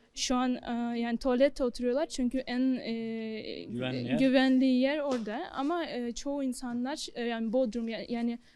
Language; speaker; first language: Turkish; non-native, learner; Ukrainian